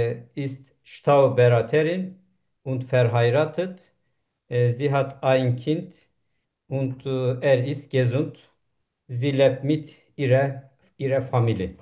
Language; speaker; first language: German; non-native, learner; Turkish